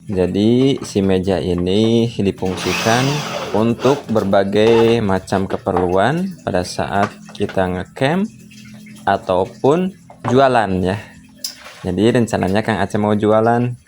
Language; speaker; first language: Indonesian; non-native, local second language; Sundanese